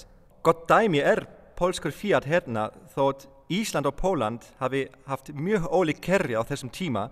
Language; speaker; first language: Icelandic; non-native, fluent; Polish